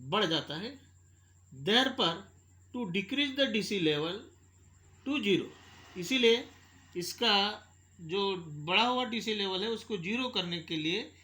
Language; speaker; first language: Hindi; non-native, local second language; Marathi